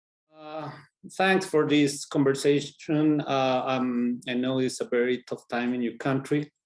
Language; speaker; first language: English; non-native, fluent; Spanish